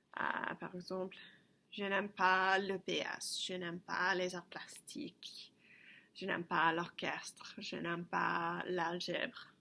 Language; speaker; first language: French; non-native, fluent; English